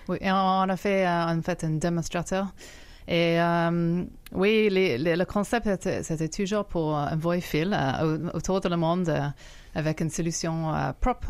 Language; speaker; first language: French; non-native, fluent; English